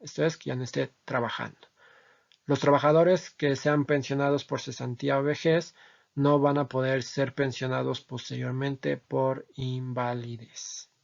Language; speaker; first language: Spanish; native; Spanish